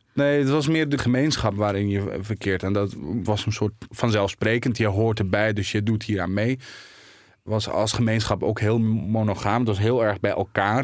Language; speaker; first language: Dutch; early bilingual, other home language; Arabic